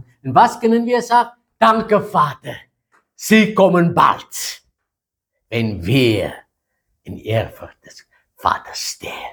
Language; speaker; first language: German; non-native, fluent; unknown